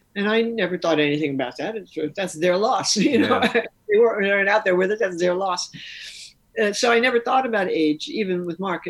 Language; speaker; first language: English; native; English